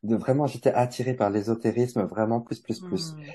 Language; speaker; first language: French; native; French